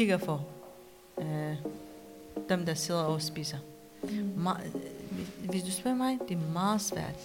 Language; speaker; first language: Danish; non-native, learner; Persian